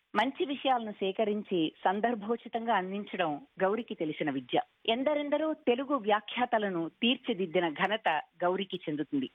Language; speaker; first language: Telugu; native; Telugu